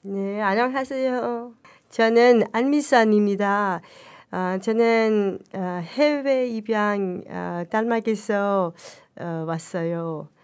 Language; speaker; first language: Korean; early bilingual, heritage; Danish